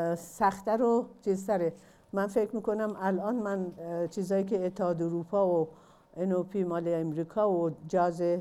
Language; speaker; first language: Persian; native; Persian